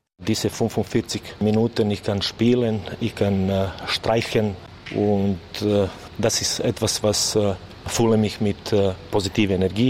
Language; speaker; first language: German; non-native, learner; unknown